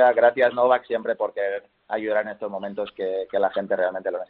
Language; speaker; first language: Spanish; native; Spanish